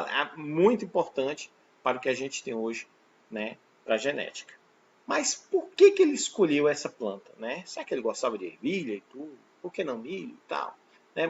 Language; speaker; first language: Portuguese; native; Portuguese